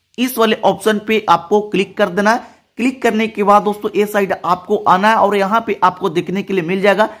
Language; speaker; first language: Hindi; native; Hindi